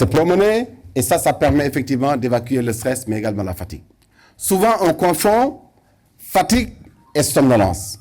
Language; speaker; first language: French; non-native, local second language; Wolof